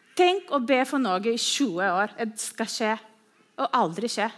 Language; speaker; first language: Norwegian; non-native, fluent; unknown